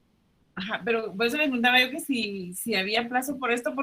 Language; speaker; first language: Spanish; native; Spanish